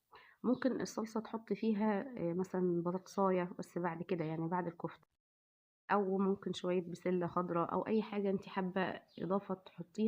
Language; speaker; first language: Arabic; native; Arabic